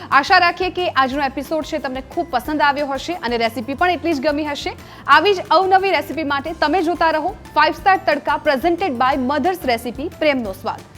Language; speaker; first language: Gujarati; native; Gujarati